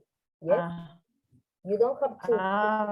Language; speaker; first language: English; non-native, fluent; Spanish